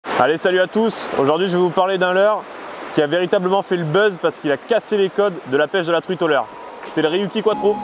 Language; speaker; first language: French; native; French